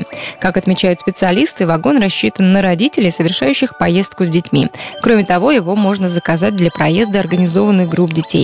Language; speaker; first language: Russian; native; Russian